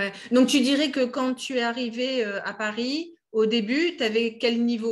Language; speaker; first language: French; native; French